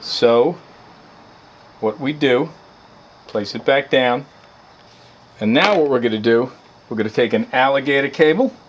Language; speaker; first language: English; native; English